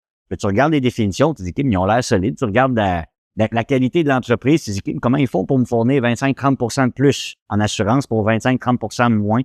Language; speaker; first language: French; native; French